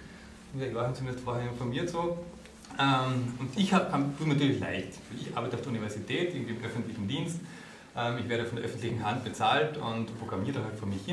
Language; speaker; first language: German; native; German